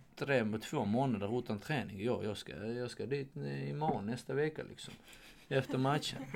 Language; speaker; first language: Swedish; non-native, fluent; Russian